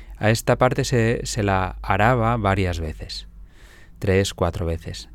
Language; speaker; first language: Spanish; non-native, local second language; Catalan